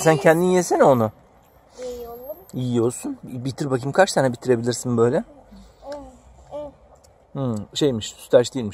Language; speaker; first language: Turkish; native; Turkish